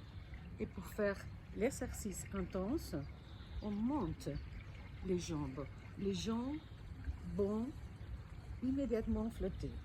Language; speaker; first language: French; non-native, fluent; Spanish